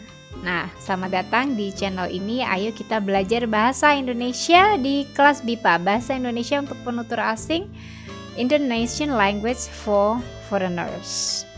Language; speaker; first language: Indonesian; native; Indonesian